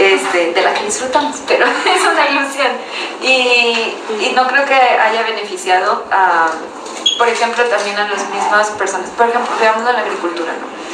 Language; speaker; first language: Spanish; native; Spanish